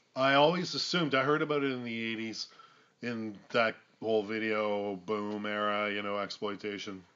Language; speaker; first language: English; native; English